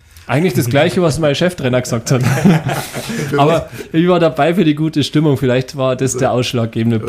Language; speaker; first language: German; native; German